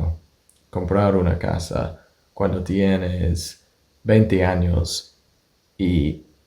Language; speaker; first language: Spanish; non-native, fluent; English